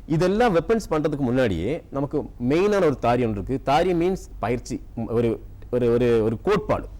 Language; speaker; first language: Tamil; non-native, local second language; Malayalam